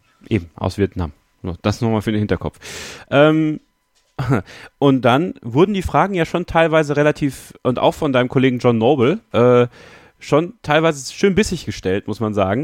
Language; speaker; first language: German; native; German